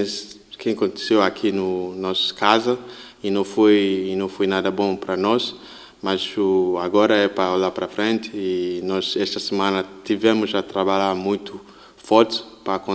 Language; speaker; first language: Portuguese; non-native, learner; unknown